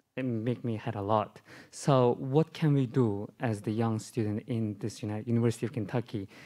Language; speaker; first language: English; non-native, learner; Chinese